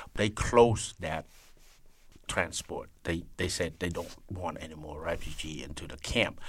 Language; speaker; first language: English; non-native, learner; Khmer